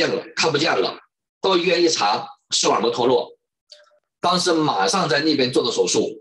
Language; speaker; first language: Chinese; native; Chinese